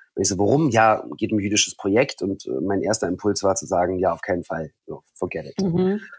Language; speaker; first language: German; early bilingual, other home language; Russian